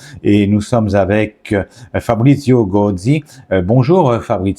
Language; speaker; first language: French; native; French